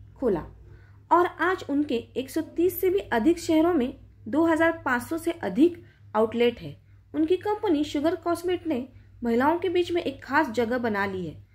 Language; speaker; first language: Hindi; non-native, local second language; Marathi